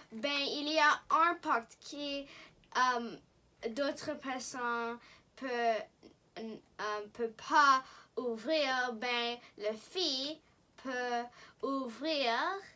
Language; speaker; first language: French; non-native, local second language; English